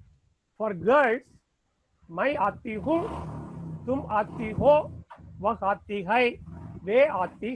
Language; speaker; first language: Hindi; non-native, learner; Tamil